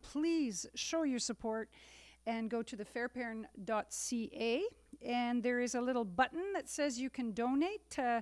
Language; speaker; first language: English; native; English